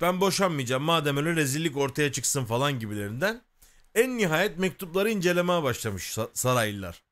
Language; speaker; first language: Turkish; native; Turkish